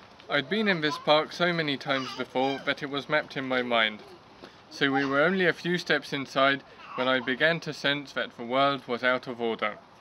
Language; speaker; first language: English; early bilingual, other home language; Hungarian